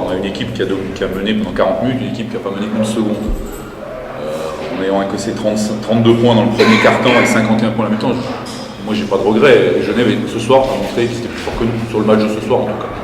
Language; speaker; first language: French; native; French